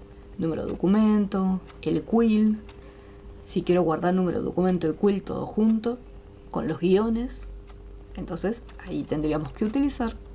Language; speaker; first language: Spanish; native; Spanish